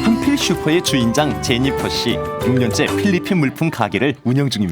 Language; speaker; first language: Korean; native; Korean